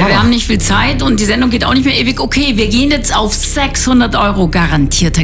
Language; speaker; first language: German; native; German